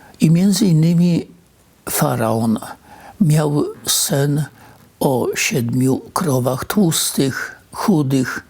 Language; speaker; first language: Polish; native; Polish